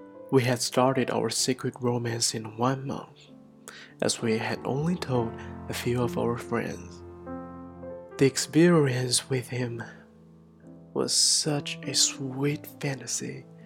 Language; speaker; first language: English; non-native, fluent; Chinese